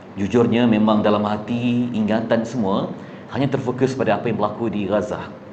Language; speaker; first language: Malay; native; Malay